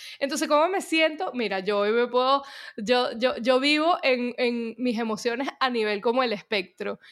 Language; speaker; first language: Spanish; native; Spanish